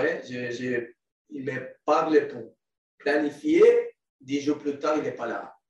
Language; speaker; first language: French; non-native, learner; Spanish